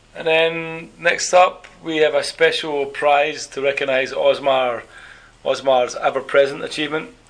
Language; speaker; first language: English; native; English